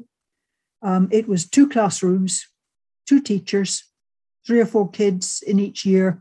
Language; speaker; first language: English; native; English